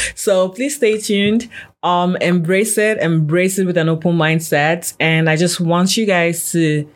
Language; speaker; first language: English; non-native, local second language; Yoruba